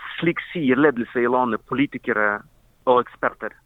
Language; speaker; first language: Norwegian; non-native, fluent; Ukrainian